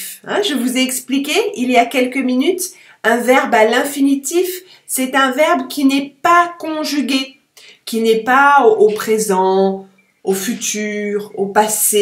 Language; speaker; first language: French; native; French